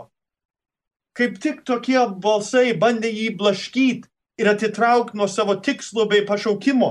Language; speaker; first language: Lithuanian; early bilingual, heritage; Lithuanian